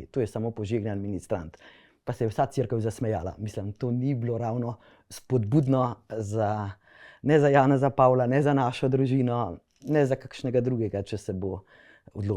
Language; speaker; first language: Slovenian; native; Slovenian